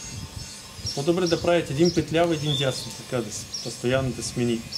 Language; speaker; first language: Bulgarian; non-native, learner; Russian